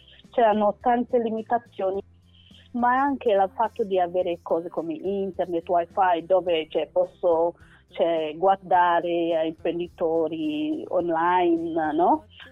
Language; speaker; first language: Italian; non-native, fluent; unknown